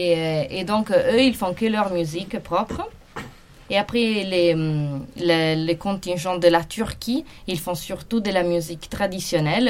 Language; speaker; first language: French; non-native, fluent; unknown